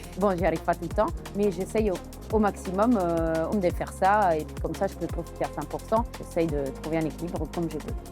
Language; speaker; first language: French; non-native, fluent; Italian